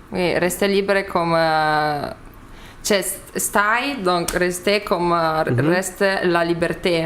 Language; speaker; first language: French; non-native, learner; Lithuanian